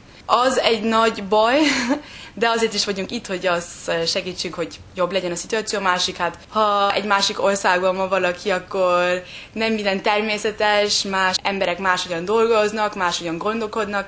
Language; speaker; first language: Hungarian; early bilingual, heritage; German